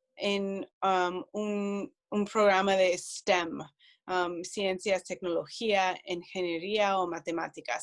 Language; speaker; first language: Spanish; non-native, fluent; English